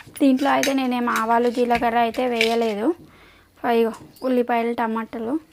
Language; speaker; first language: Telugu; native; Telugu